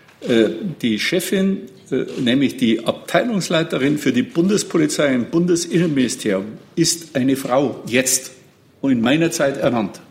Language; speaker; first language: German; native; German